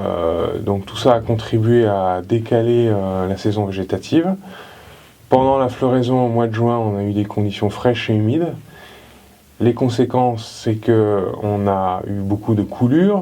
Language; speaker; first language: French; native; French